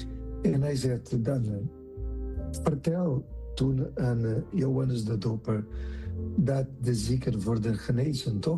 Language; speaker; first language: Dutch; non-native, fluent; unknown